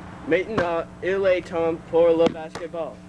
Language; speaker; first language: French; non-native, learner; English